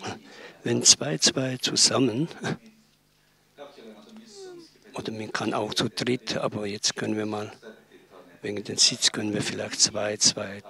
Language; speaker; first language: German; non-native, learner; Tibetan